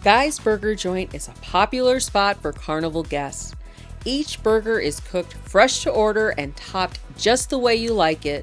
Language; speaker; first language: English; native; English